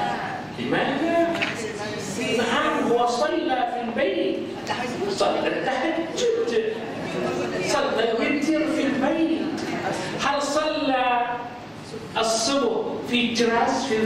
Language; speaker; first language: Arabic; non-native, fluent; Malay